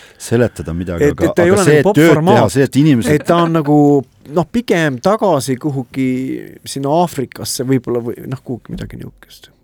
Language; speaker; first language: Estonian; native; Estonian